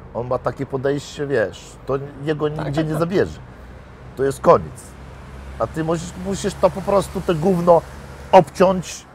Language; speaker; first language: Polish; non-native, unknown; Lithuanian